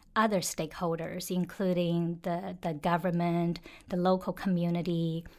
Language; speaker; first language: English; non-native, fluent; Chinese